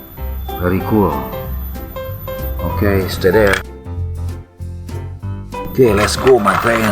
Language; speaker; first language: English; non-native, learner; Indonesian